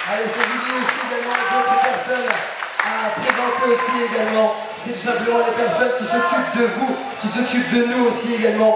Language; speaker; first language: French; native; French